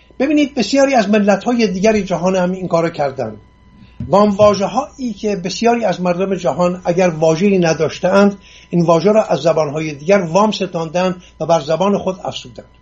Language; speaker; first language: Persian; non-native, local second language; Assyrian Neo-Aramaic